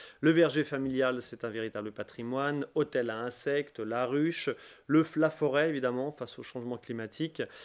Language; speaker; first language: French; native; French